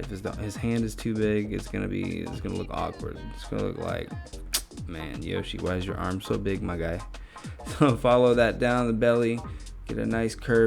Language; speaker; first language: English; native; English